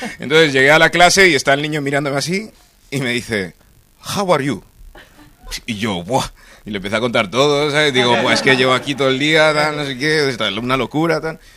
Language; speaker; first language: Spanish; early bilingual, other home language; English